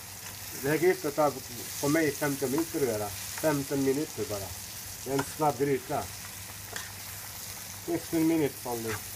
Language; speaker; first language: Swedish; non-native, fluent; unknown